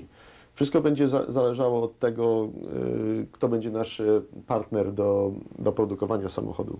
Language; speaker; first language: Polish; early bilingual, heritage; Polish